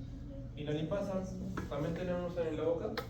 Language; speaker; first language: Spanish; native; Spanish